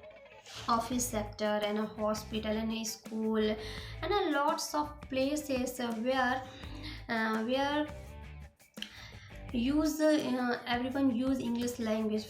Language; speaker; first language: English; non-native, learner; Hindi